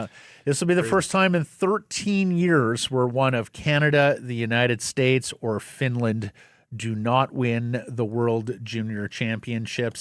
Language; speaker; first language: English; native; English